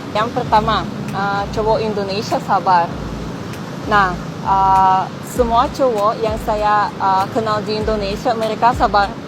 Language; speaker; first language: Indonesian; non-native, fluent; Russian